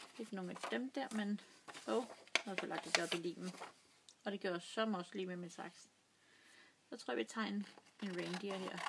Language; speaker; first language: Danish; native; Danish